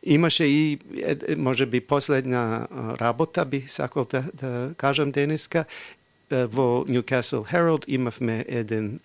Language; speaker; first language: Macedonian; non-native, fluent; English